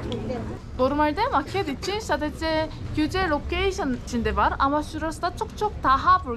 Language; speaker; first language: Turkish; non-native, learner; Spanish